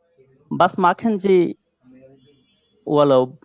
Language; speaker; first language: German; non-native, learner; Bangla